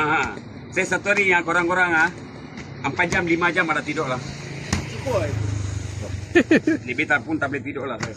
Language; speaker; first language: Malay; non-native, local second language; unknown